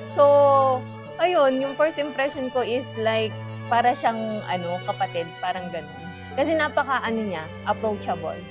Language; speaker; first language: Filipino; native; Filipino